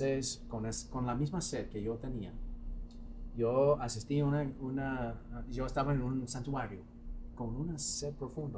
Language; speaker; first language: Spanish; non-native, fluent; English